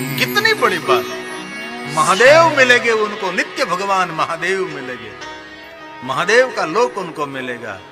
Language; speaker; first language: Hindi; non-native, local second language; Gujarati